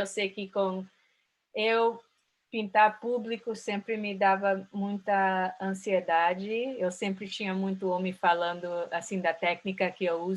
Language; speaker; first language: Portuguese; early bilingual, heritage; Portuguese